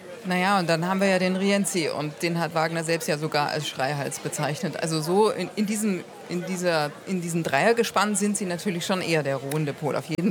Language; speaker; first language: German; native; German